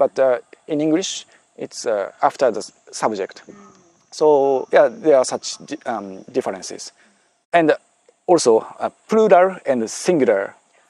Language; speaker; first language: English; non-native, fluent; Japanese